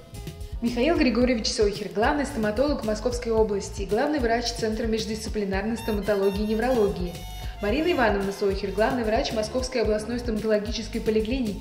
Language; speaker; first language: Russian; native; Russian